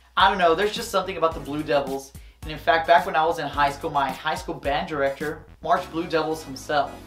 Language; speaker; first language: English; native; English